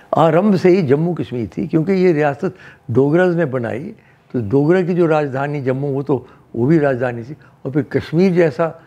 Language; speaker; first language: Hindi; non-native, local second language; Dogri